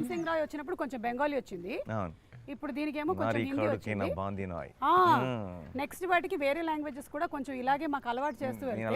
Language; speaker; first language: Telugu; native; Telugu